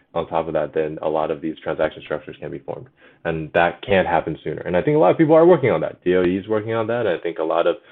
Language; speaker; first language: English; early bilingual, other home language; Chinese